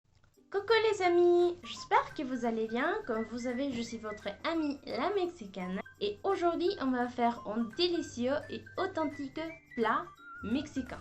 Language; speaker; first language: French; non-native, fluent; Spanish